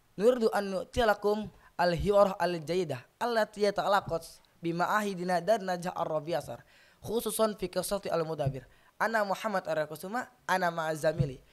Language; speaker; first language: Arabic; non-native, learner; Indonesian